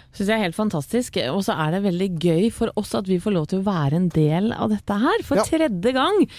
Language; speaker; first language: Norwegian; native; Norwegian